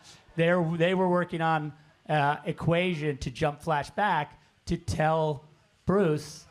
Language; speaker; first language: English; native; English